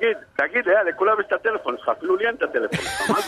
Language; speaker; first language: Hebrew; native; Hebrew